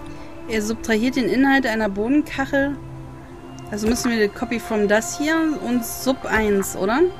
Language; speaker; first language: German; native; German